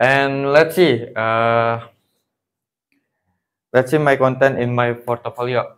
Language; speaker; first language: English; non-native, learner; Indonesian